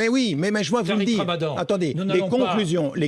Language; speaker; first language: French; early bilingual, other home language; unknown